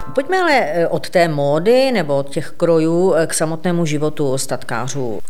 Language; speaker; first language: Czech; native; Czech